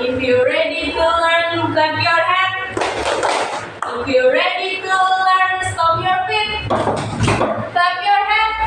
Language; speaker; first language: English; non-native, learner; Indonesian